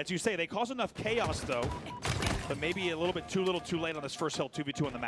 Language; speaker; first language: English; native; English